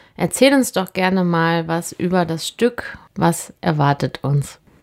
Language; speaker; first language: German; native; German